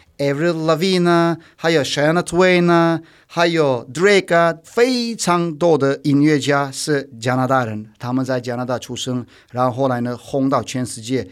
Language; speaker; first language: Chinese; non-native, fluent; Turkish